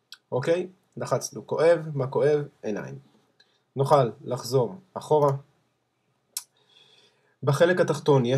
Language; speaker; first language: Hebrew; native; Hebrew